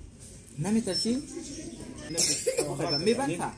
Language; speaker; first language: Chinese; non-native, learner; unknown